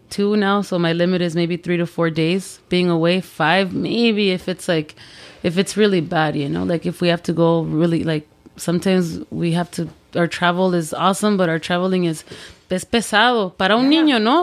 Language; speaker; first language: English; early bilingual, other home language; Spanish